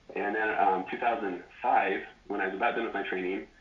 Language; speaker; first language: English; native; English